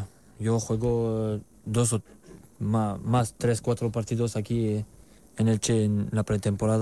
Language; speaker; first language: Spanish; non-native, learner; French